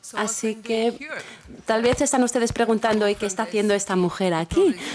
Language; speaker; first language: Spanish; non-native, fluent; Polish